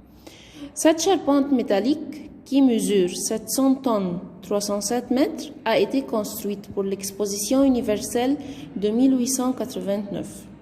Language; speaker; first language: French; non-native, fluent; Arabic